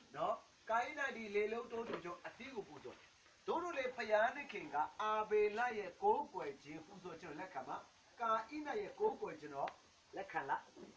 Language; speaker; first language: Burmese; non-native, local second language; Kachin